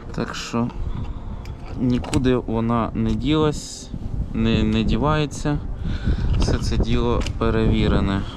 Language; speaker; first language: Ukrainian; non-native, local second language; Russian